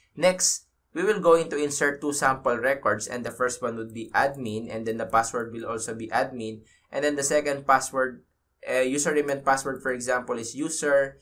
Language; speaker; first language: English; non-native, local second language; Filipino